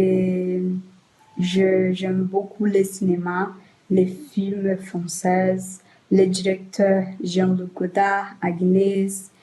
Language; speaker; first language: French; non-native, learner; Portuguese